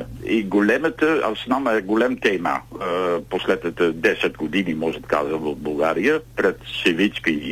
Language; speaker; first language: Bulgarian; non-native, learner; Dutch